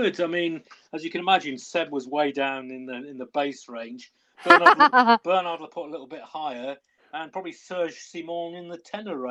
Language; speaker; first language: English; native; English